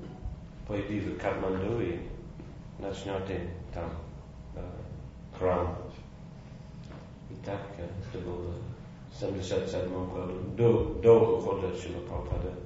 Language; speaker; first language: Russian; non-native, fluent; English